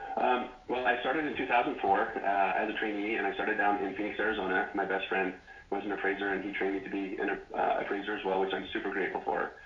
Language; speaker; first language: English; native; English